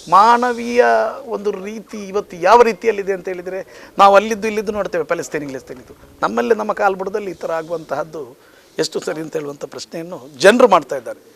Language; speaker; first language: Kannada; native; Kannada